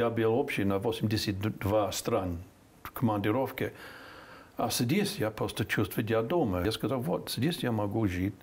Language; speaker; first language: Russian; non-native, fluent; English